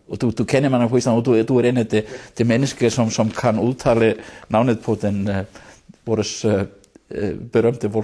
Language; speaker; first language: Danish; non-native, fluent; Icelandic